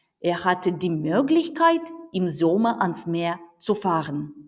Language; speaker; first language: German; non-native, fluent; Ukrainian